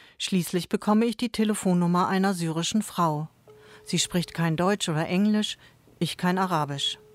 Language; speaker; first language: German; native; German